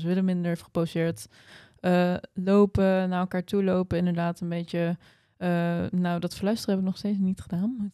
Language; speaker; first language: Dutch; native; Dutch